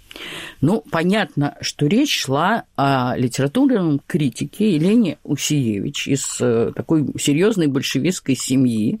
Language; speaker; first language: Russian; native; Russian